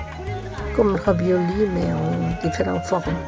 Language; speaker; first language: French; non-native, fluent; Korean